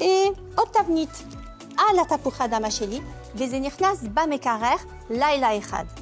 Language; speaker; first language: Hebrew; non-native, fluent; French